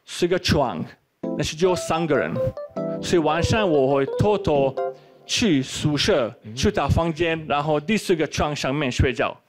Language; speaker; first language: Chinese; non-native, fluent; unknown